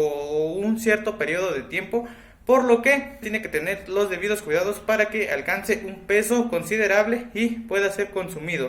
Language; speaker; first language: Spanish; native; Spanish